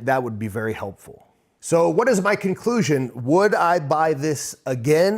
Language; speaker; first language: English; native; English